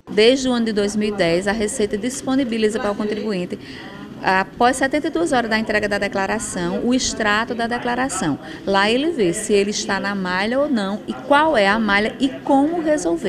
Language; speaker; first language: Portuguese; native; Portuguese